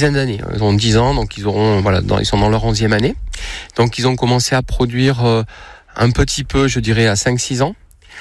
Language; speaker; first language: French; native; French